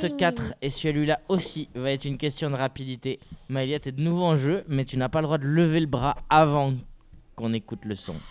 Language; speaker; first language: French; native; French